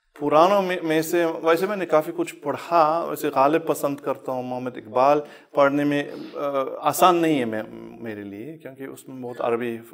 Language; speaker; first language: Urdu; non-native, fluent; German